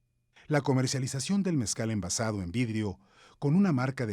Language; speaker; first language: Spanish; native; Spanish